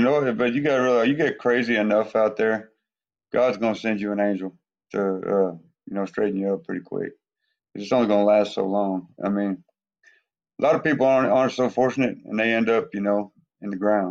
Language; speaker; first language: English; native; English